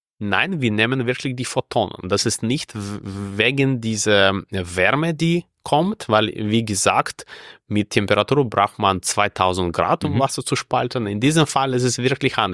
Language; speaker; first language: German; non-native, fluent; Russian